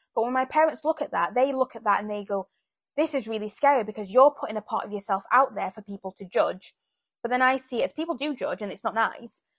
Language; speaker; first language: English; early bilingual, other home language; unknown